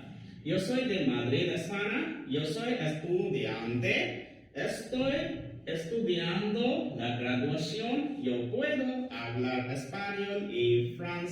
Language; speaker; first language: Spanish; non-native, learner; Hindi